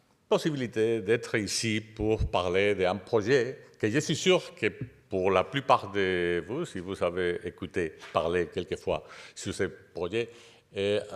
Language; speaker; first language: French; non-native, fluent; Spanish